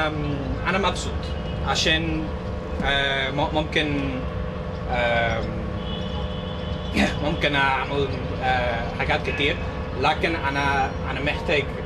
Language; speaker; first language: Arabic; non-native, learner; English